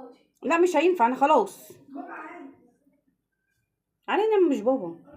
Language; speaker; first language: Arabic; native; Arabic